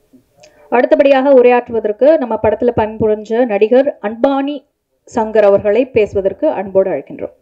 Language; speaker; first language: Tamil; native; Tamil